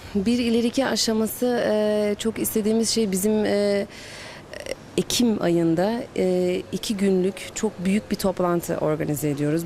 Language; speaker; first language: Turkish; early bilingual, heritage; Turkish